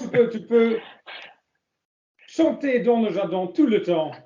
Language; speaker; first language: French; non-native, learner; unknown